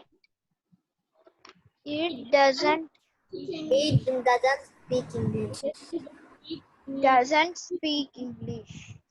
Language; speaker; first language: English; non-native, learner; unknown